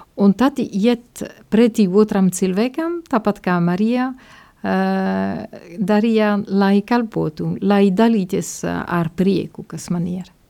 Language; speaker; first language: Latvian; non-native, fluent; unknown